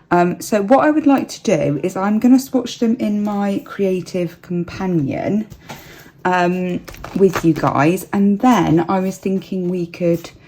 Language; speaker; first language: English; native; English